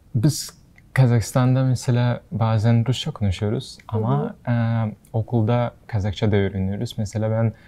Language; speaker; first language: Turkish; non-native, learner; Kazakh